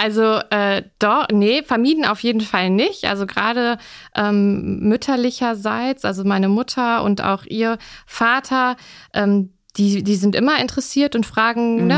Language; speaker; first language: German; native; German